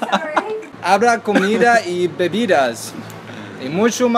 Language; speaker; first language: Spanish; non-native, learner; Norwegian